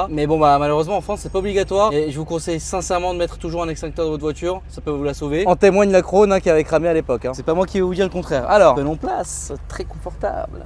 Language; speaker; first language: French; native; French